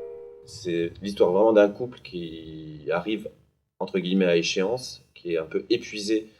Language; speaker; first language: French; native; French